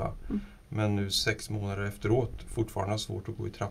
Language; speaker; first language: Swedish; non-native, fluent; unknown